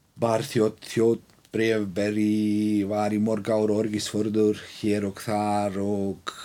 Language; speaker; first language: Icelandic; non-native, fluent; Bosnian